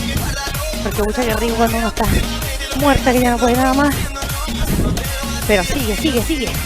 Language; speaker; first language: Spanish; native; Spanish